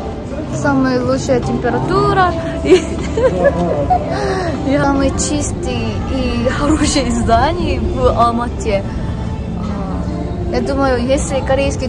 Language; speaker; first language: Russian; non-native, learner; Korean